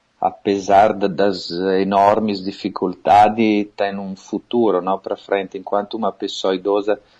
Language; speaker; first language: Portuguese; non-native, fluent; Italian